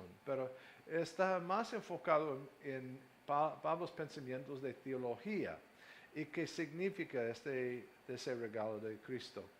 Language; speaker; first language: Spanish; non-native, fluent; English